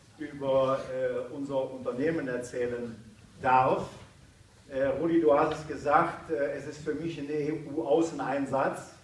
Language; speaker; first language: German; native; German